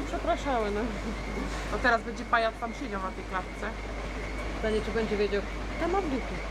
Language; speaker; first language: Polish; native; Polish